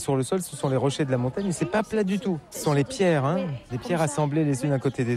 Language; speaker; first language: French; native; French